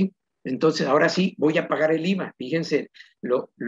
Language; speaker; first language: Spanish; native; Spanish